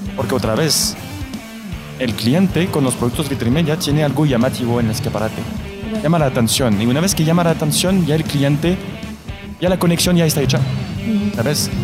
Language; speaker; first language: Spanish; non-native, fluent; French